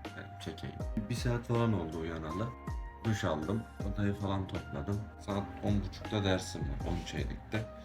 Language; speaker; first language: Turkish; native; Turkish